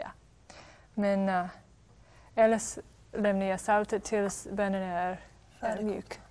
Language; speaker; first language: Swedish; non-native, fluent; English